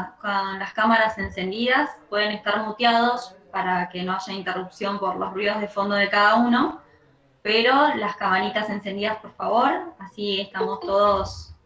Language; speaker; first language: Spanish; native; Spanish